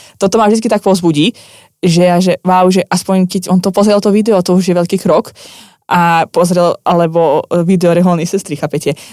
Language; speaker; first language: Slovak; non-native, fluent; Russian